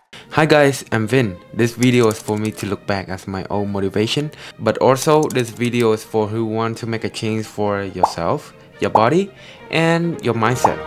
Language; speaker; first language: English; non-native, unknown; Vietnamese